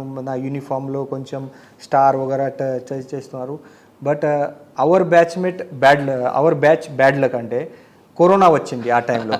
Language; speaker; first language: Telugu; non-native, local second language; Marathi